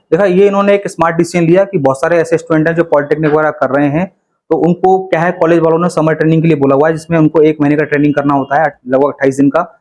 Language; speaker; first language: Hindi; native; Hindi